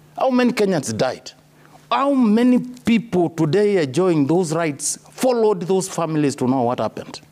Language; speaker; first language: English; non-native, local second language; Kamba